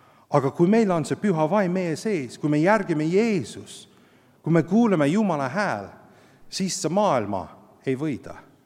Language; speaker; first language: Estonian; non-native, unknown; English